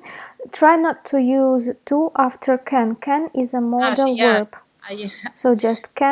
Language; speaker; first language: English; non-native, fluent; Russian